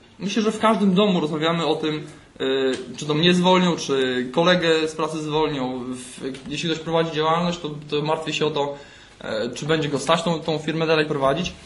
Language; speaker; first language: Polish; native; Polish